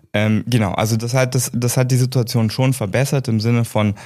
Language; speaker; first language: German; native; German